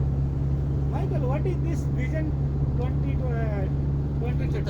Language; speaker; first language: English; non-native, learner; Hindi